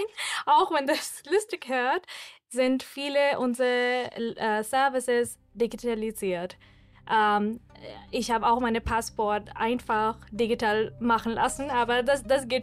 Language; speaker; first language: German; non-native, fluent; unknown